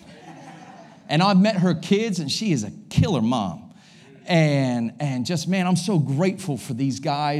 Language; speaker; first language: English; native; English